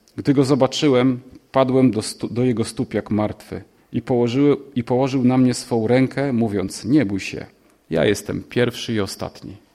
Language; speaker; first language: Polish; native; Polish